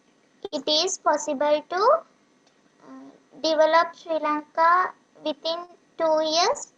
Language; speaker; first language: English; non-native, learner; Sinhala